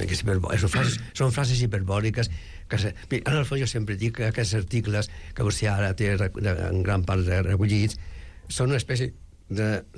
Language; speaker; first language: Catalan; non-native, local second language; Spanish